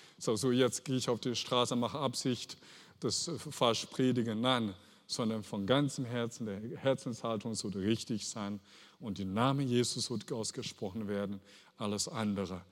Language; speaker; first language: German; non-native, fluent; Chinese